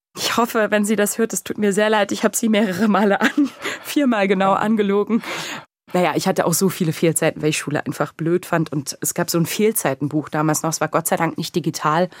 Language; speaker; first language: German; native; German